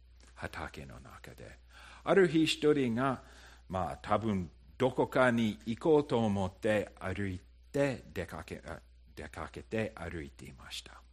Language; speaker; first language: Japanese; non-native, fluent; English